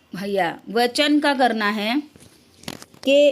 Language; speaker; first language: Hindi; non-native, local second language; Gujarati